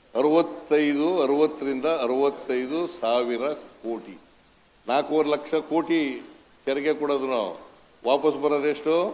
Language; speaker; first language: Kannada; native; Kannada